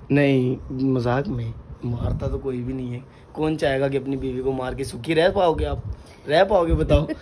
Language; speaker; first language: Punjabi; non-native, local second language; Urdu